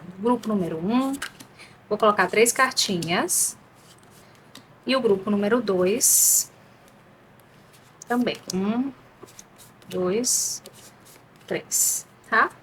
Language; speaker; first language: Portuguese; native; Portuguese